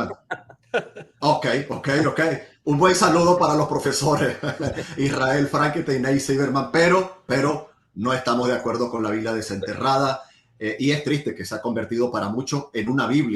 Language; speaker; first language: Spanish; native; Spanish